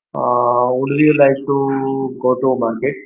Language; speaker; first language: English; non-native, learner; Hindi